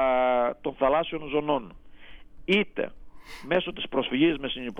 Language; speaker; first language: Greek; native; Greek